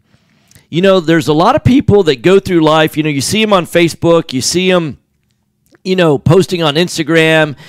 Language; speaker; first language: English; native; English